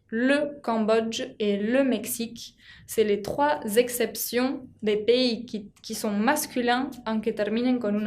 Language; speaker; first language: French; non-native, fluent; Spanish